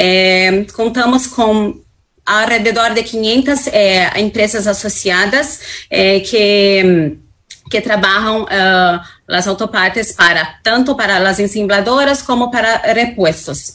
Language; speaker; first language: Spanish; non-native, fluent; Portuguese